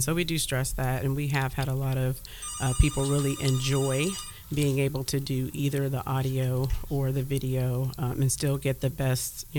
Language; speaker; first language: English; native; English